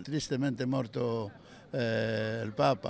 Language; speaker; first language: Italian; non-native, learner; Spanish